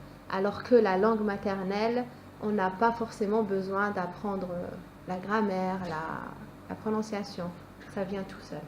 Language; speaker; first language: French; native; French